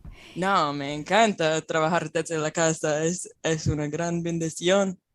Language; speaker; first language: Spanish; non-native, fluent; English